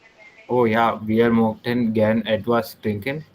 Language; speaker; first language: German; non-native, learner; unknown